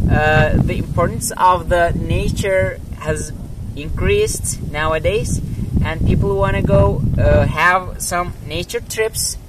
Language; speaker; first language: English; non-native, learner; Turkish